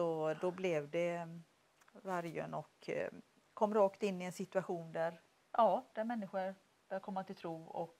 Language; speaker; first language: Swedish; native; Swedish